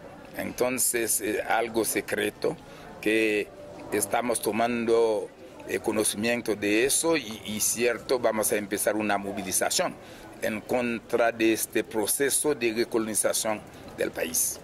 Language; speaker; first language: Spanish; non-native, fluent; Haitian Creole